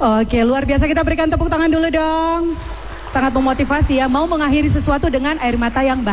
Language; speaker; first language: Indonesian; native; Indonesian